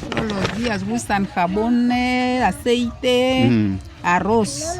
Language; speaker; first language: Spanish; non-native, local second language; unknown